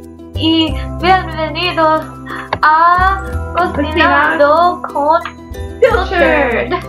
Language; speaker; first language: Spanish; non-native, learner; English